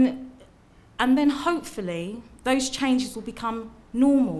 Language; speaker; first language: English; native; English